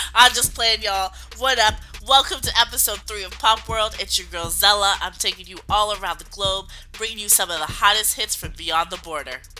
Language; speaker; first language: English; native; English